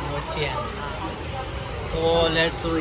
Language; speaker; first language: English; non-native, learner; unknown